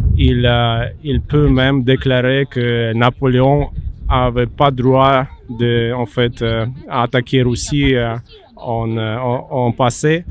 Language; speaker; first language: French; non-native, learner; Ukrainian